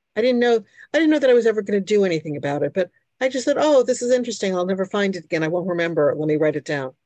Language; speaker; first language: English; early bilingual, other home language; Hungarian